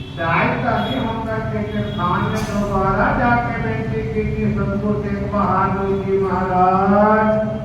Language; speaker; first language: Hindi; non-native, local second language; Punjabi